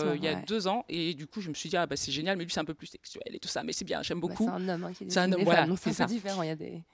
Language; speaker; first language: French; native; French